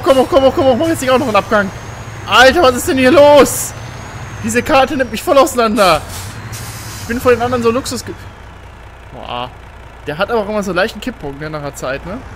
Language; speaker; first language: German; native; German